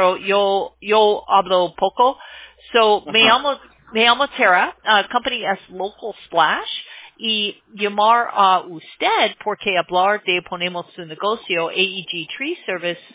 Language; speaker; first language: Spanish; non-native, learner; English